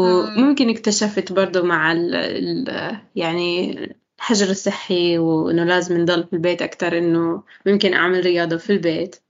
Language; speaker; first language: Arabic; non-native, learner; English